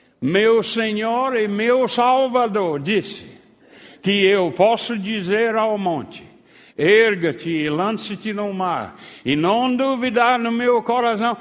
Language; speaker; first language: Portuguese; non-native, fluent; English